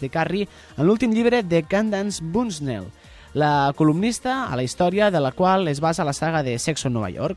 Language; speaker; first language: Catalan; native; Catalan